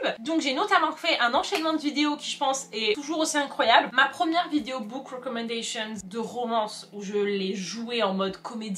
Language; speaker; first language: French; native; French